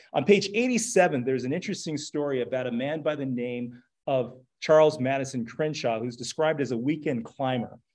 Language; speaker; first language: English; native; English